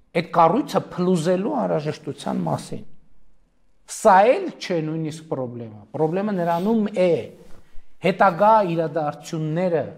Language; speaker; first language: Armenian; native; Armenian